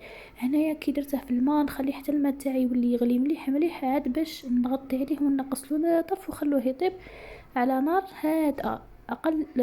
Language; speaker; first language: Arabic; native; Arabic